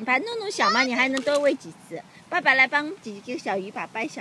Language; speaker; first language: Chinese; native; Chinese